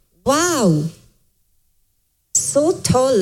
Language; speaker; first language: German; native; German